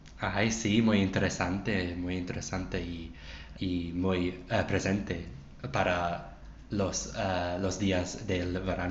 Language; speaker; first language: Spanish; non-native, learner; English